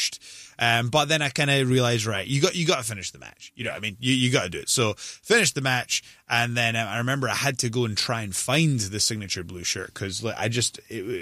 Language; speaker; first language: English; native; English